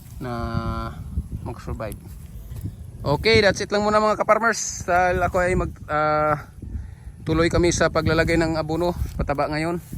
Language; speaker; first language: Filipino; native; Filipino